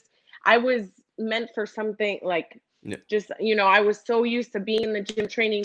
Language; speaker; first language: English; native; English